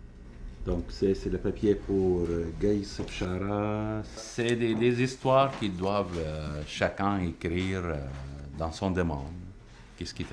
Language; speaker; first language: French; non-native, fluent; Arabic